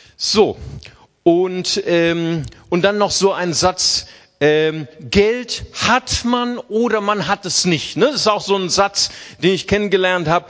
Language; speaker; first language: German; early bilingual, other home language; Portuguese